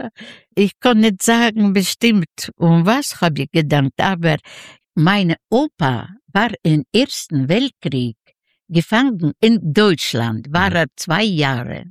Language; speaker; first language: German; non-native, fluent; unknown